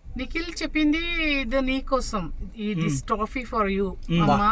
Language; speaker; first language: Telugu; non-native, local second language; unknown